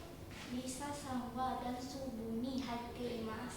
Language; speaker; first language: Japanese; non-native, learner; Indonesian